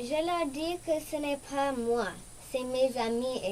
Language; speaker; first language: French; non-native, local second language; English